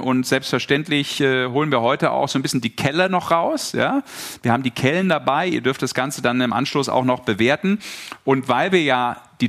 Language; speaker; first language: German; native; German